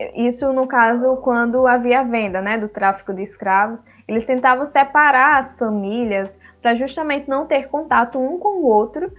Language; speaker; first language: Portuguese; early bilingual, other home language; Upper Guinea Crioulo